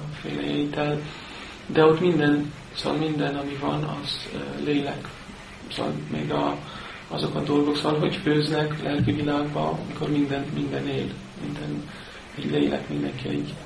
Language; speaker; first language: Hungarian; non-native, learner; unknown